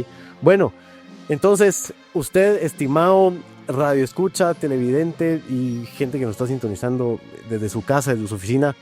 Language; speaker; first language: Spanish; native; Spanish